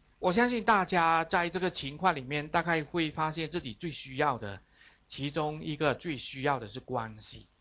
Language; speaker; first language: Chinese; native; Chinese